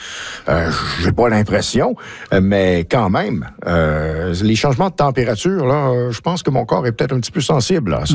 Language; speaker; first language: French; native; French